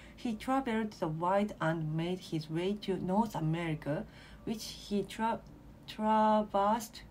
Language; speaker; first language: English; non-native, learner; Japanese